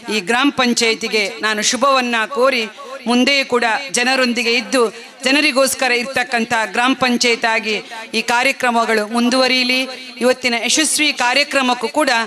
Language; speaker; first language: Kannada; native; Kannada